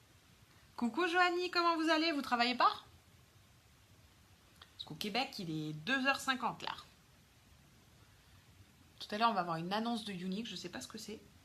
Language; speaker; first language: French; native; French